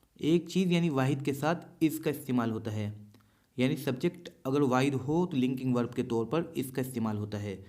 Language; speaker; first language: Urdu; native; Urdu